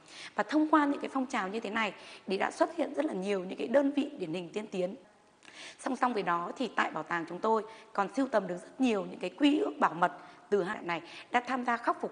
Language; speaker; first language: Vietnamese; native; Vietnamese